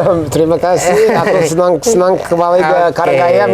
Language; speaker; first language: Indonesian; non-native, fluent; English